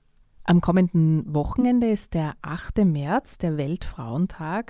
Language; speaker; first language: German; native; German